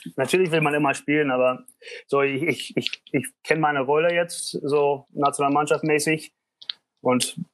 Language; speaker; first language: German; early bilingual, heritage; German